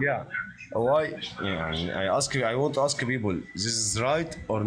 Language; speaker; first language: English; non-native, learner; Arabic